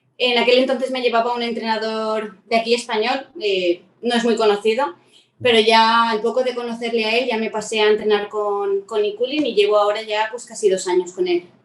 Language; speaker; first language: Spanish; native; Spanish